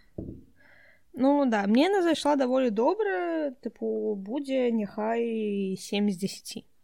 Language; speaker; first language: Belarusian; non-native, local second language; Russian